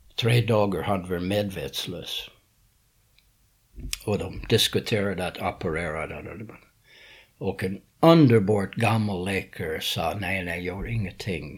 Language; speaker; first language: Swedish; non-native, fluent; English